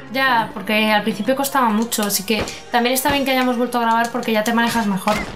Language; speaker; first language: Spanish; native; Spanish